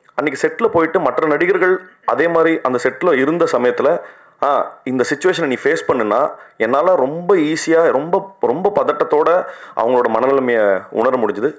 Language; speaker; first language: Tamil; native; Tamil